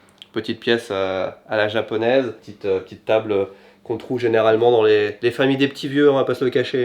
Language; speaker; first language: French; native; French